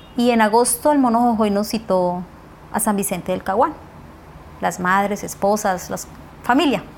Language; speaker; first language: Spanish; native; Spanish